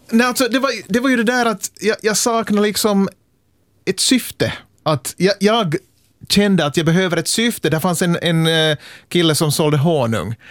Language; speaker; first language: Swedish; native; Swedish